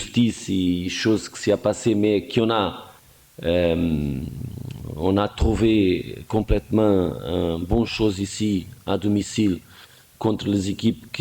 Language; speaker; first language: French; non-native, fluent; Portuguese